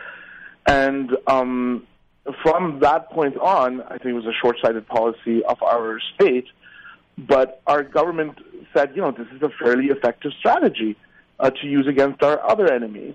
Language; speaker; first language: English; non-native, local second language; Urdu